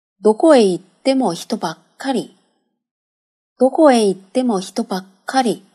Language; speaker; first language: Japanese; non-native, fluent; Chinese